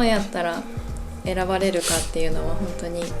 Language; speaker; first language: Japanese; native; Japanese